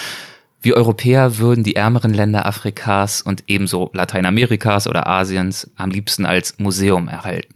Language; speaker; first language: German; native; German